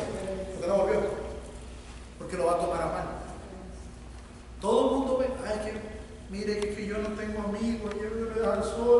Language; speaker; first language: Spanish; native; Spanish